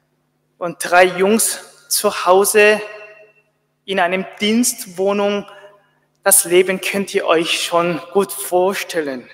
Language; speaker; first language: German; non-native, fluent; Korean